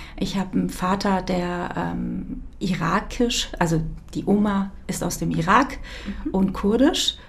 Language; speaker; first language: German; early bilingual, other home language; Kurdish